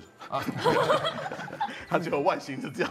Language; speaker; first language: Chinese; native; Chinese